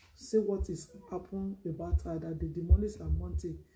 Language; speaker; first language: English; non-native, local second language; Yoruba